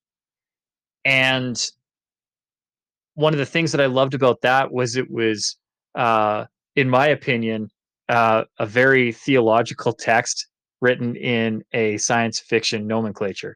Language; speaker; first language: English; native; English